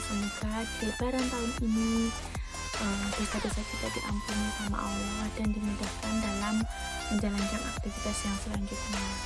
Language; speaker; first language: Indonesian; native; Indonesian